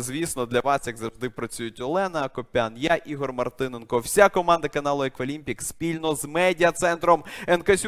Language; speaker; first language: Ukrainian; native; Ukrainian